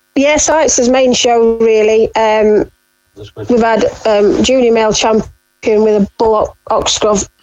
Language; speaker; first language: English; native; English